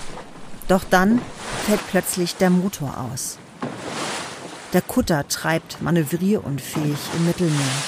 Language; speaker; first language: German; native; German